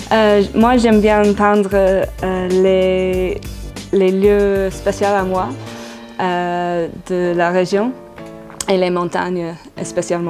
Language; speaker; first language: French; non-native, fluent; English